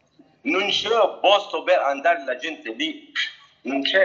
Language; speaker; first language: Italian; non-native, learner; Arabic